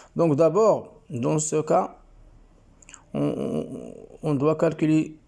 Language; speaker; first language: French; non-native, local second language; Arabic